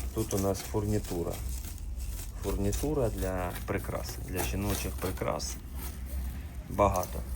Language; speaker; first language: Ukrainian; non-native, local second language; Russian